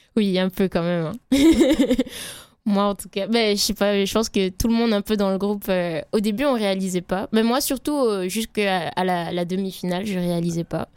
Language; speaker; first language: French; native; French